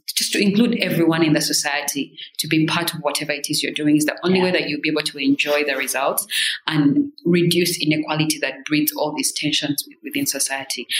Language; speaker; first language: English; non-native, local second language; Kinyarwanda